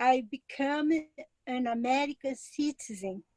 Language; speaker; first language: English; non-native, learner; Portuguese